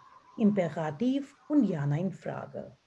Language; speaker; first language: German; non-native, fluent; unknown